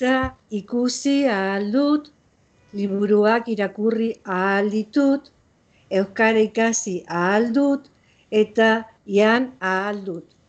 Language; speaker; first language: Basque; non-native, learner; Spanish